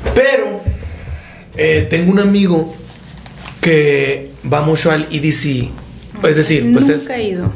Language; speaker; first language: Spanish; native; Spanish